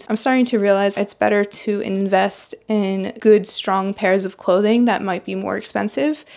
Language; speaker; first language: English; native; English